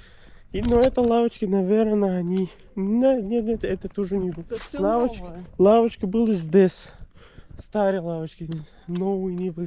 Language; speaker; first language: Russian; non-native, learner; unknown